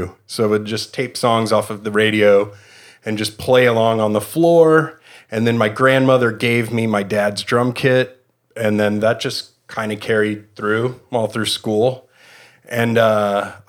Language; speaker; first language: English; native; English